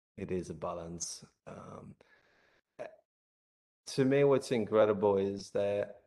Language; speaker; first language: English; non-native, fluent; Italian